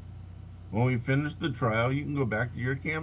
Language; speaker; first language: English; native; English